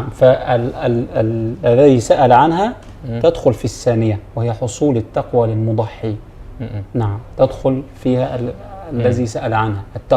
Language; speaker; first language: Arabic; native; Arabic